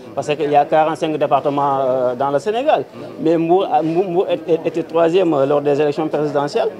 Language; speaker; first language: French; non-native, local second language; Wolof